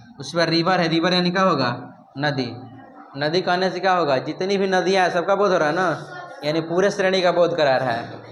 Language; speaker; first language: Hindi; native; Hindi